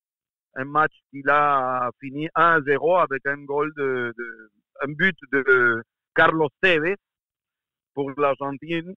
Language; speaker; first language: French; non-native, fluent; Spanish